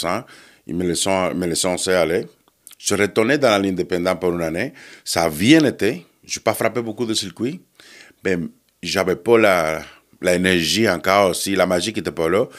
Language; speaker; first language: French; non-native, fluent; Spanish